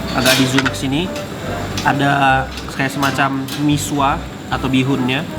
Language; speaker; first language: Indonesian; native; Indonesian